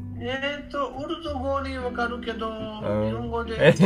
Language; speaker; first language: Japanese; non-native, learner; Urdu